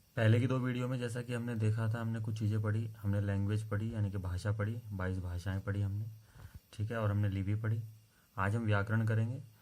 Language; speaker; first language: Hindi; native; Hindi